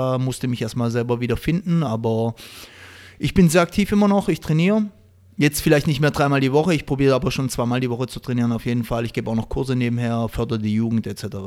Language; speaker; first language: German; native; German